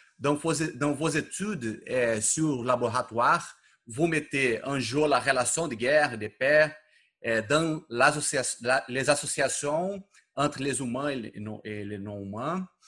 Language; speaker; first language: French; non-native, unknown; Portuguese